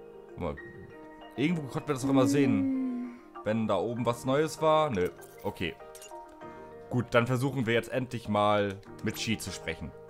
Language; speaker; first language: German; native; German